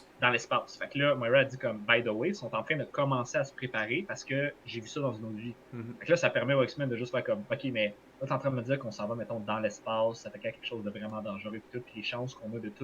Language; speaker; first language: French; native; French